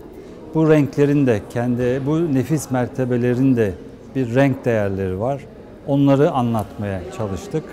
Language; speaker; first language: Turkish; native; Turkish